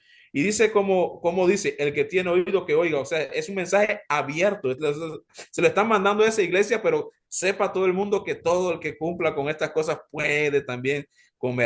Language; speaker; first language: Spanish; native; Spanish